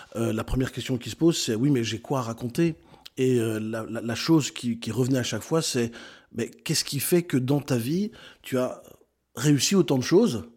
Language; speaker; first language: French; native; French